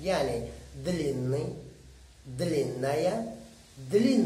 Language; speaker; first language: Russian; non-native, fluent; Uzbek